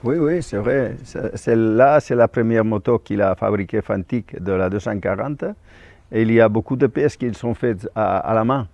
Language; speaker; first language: French; non-native, fluent; Spanish